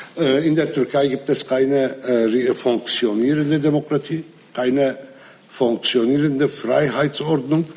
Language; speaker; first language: German; non-native, fluent; Arabic